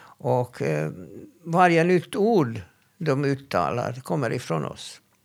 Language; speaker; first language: Swedish; non-native, fluent; Hebrew